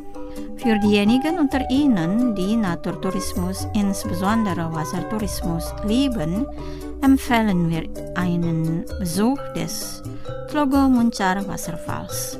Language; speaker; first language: German; non-native, fluent; Indonesian